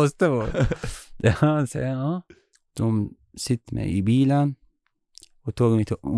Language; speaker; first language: Swedish; non-native, learner; Arabic